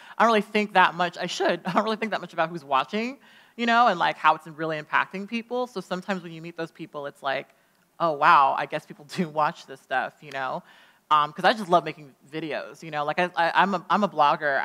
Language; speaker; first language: English; native; English